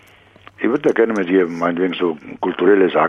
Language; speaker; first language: German; non-native, fluent; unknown